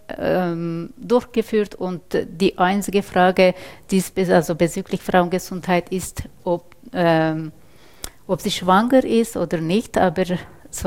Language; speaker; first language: German; non-native, fluent; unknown